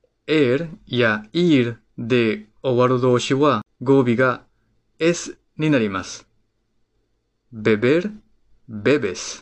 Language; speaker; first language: Japanese; non-native, fluent; Spanish